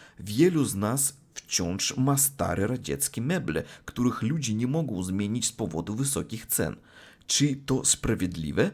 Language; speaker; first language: Polish; non-native, learner; Russian